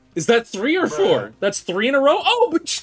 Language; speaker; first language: English; native; English